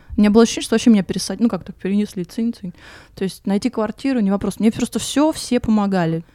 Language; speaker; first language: Russian; native; Russian